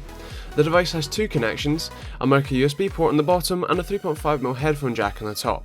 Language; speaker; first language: English; native; English